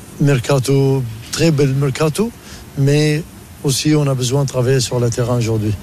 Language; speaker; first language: French; non-native, learner; Arabic